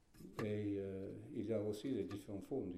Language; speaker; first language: French; non-native, fluent; English